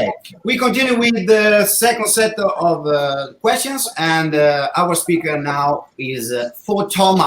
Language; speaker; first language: English; non-native, learner; Italian